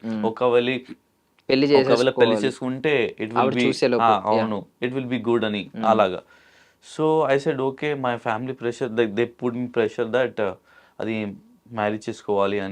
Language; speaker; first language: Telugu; non-native, local second language; Hindi